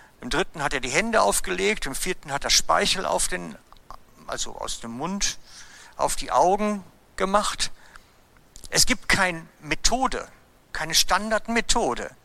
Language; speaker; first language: German; native; German